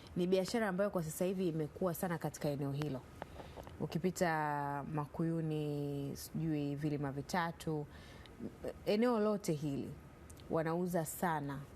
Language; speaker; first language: Swahili; native; Swahili